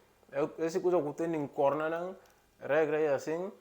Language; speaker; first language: Portuguese; non-native, local second language; Upper Guinea Crioulo